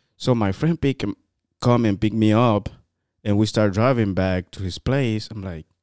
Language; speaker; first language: English; non-native, fluent; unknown